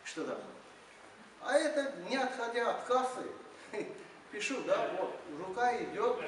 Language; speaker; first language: Russian; non-native, fluent; Azerbaijani